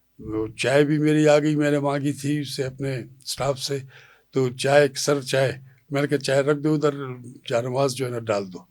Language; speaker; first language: Urdu; non-native, local second language; Pashto